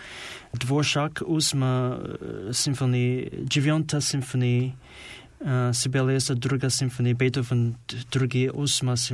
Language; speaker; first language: Polish; non-native, learner; Chinese